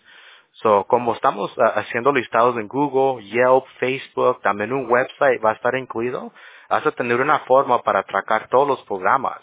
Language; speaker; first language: Spanish; early bilingual, heritage; English